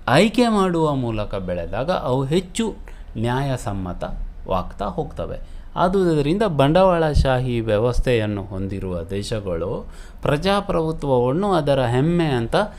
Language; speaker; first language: Kannada; non-native, local second language; Konkani